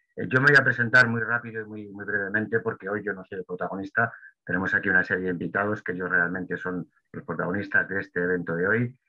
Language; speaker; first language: Spanish; native; Spanish